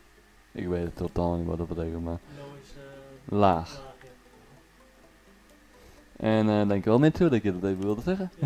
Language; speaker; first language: Dutch; native; Dutch